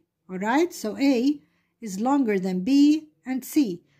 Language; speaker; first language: English; non-native, fluent; Arabic